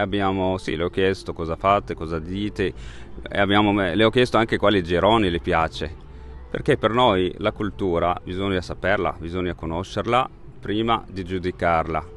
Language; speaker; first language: Italian; non-native, fluent; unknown